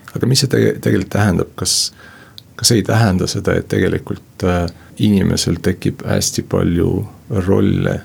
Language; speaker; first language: Estonian; non-native, local second language; Russian